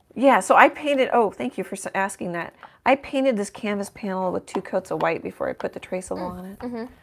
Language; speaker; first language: English; native; English